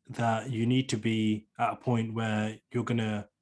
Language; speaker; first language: English; native; English